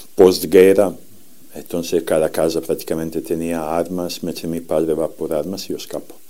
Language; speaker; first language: Spanish; non-native, fluent; Serbian